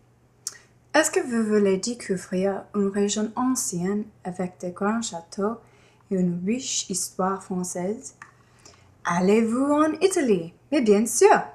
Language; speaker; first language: French; non-native, learner; English